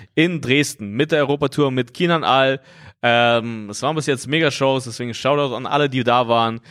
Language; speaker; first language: German; non-native, fluent; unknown